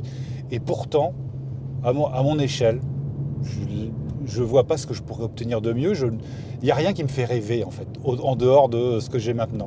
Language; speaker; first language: French; native; French